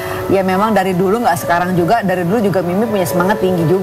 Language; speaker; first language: Indonesian; native; Indonesian